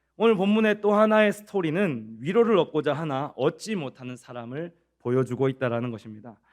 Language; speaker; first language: Korean; native; Korean